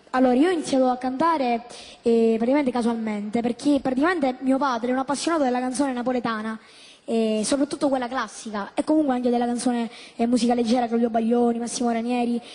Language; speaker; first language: Italian; native; Italian